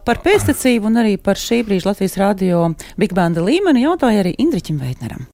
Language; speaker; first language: Latvian; native; Latvian